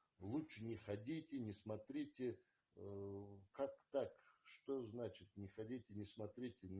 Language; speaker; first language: Russian; native; Russian